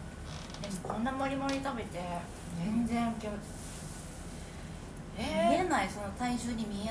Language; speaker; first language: Japanese; native; Japanese